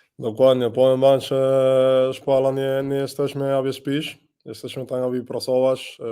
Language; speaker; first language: Polish; non-native, learner; Spanish